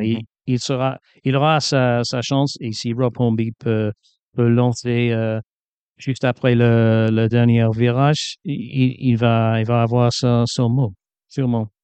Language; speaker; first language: French; non-native, fluent; English